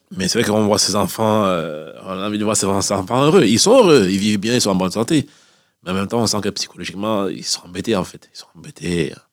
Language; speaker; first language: French; early bilingual, other home language; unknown